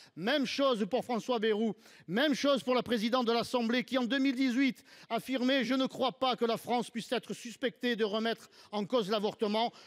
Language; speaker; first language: French; native; French